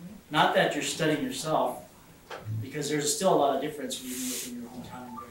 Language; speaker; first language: English; early bilingual, other home language; Spanish